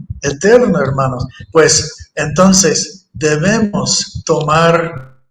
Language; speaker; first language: Spanish; non-native, fluent; English